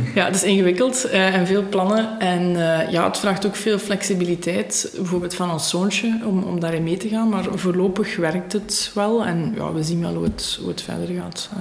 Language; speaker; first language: Dutch; native; Dutch